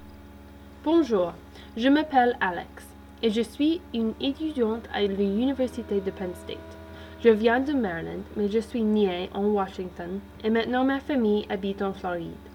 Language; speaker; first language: French; early bilingual, heritage; English